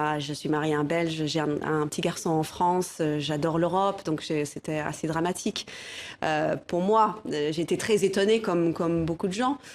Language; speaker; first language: French; non-native, fluent; English